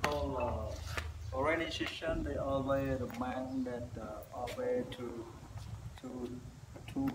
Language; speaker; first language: English; non-native, learner; Khmer